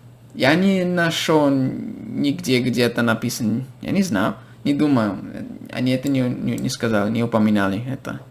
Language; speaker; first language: Russian; non-native, fluent; English